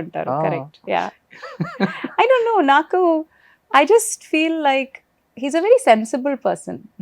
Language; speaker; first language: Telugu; non-native, fluent; Malayalam